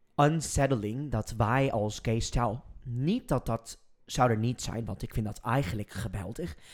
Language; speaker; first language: Dutch; non-native, fluent; English